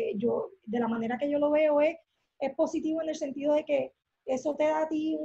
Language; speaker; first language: Spanish; native; Spanish